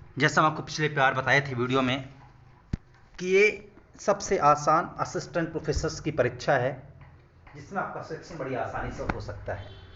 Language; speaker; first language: Hindi; native; Hindi